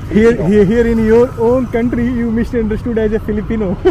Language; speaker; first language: English; non-native, local second language; Hindi